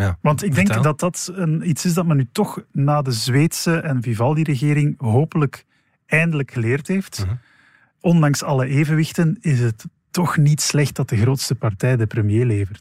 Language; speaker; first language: Dutch; native; Dutch